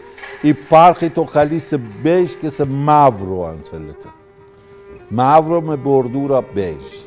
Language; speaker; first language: Greek; non-native, learner; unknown